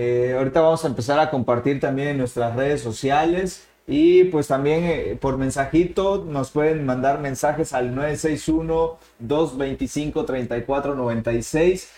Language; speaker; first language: Spanish; native; Spanish